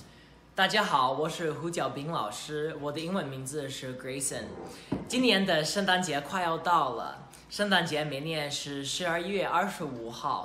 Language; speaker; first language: Chinese; non-native, fluent; English